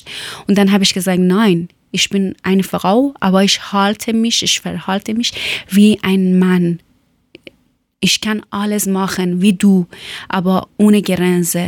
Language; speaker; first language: German; non-native, learner; Persian